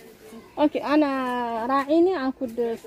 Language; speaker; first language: Arabic; non-native, fluent; Amharic